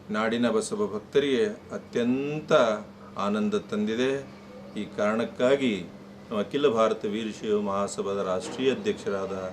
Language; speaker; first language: Kannada; native; Kannada